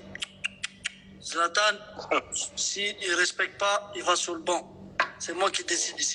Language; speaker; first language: French; native; French